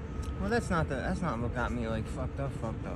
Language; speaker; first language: English; native; English